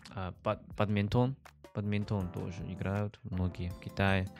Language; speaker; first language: Russian; non-native, learner; Chinese